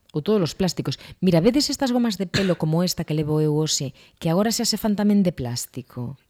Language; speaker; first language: Galician; non-native, local second language; Spanish